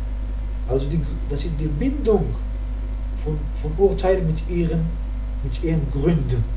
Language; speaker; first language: German; non-native, learner; Arabic